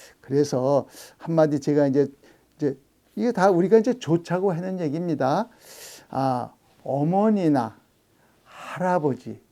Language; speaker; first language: Korean; native; Korean